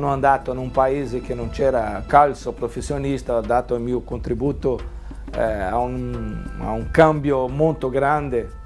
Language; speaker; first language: Italian; non-native, fluent; Portuguese